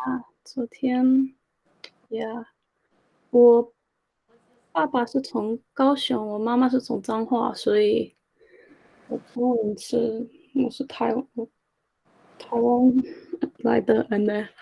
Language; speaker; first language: Chinese; early bilingual, heritage; Chinese